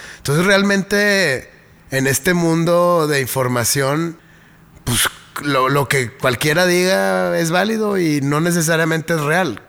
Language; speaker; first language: Spanish; native; Spanish